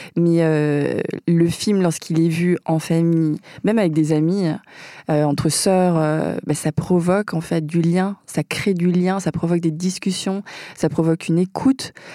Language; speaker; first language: French; early bilingual, other home language; Vietnamese